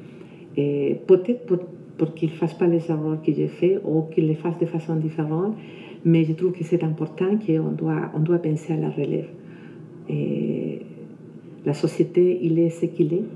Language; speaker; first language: French; non-native, fluent; Spanish